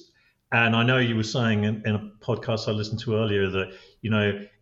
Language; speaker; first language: English; native; English